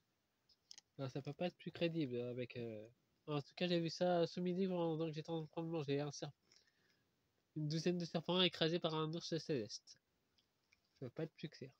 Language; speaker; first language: French; native; French